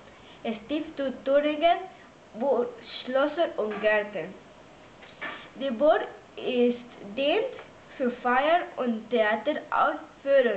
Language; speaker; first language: German; non-native, learner; Spanish